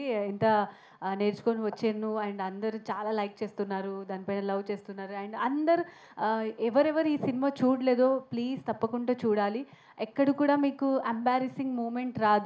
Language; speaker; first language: Telugu; non-native, fluent; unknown